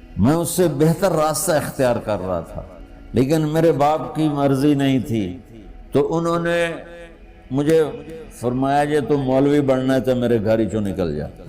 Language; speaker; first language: Urdu; non-native, local second language; Punjabi